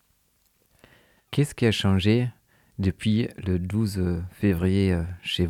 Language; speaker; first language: French; native; French